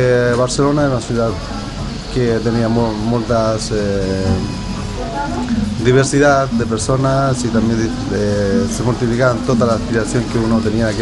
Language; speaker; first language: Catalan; non-native, learner; Spanish